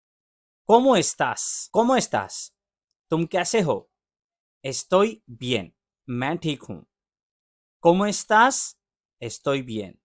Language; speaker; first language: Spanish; non-native, fluent; Urdu